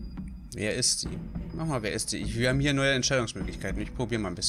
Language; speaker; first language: German; native; German